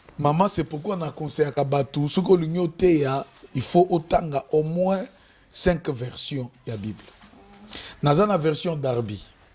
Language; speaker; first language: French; non-native, local second language; Lingala